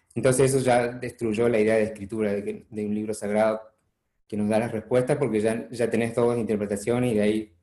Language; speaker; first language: Spanish; native; Spanish